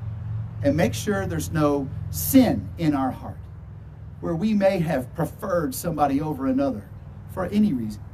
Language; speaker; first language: English; native; English